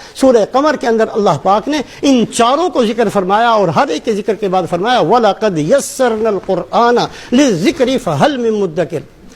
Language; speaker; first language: Urdu; non-native, local second language; Punjabi